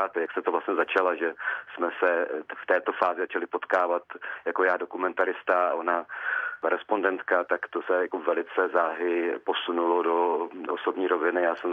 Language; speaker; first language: Czech; native; Czech